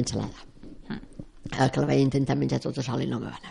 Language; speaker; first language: Catalan; native; Catalan